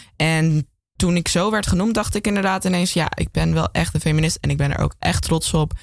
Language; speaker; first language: Dutch; native; Dutch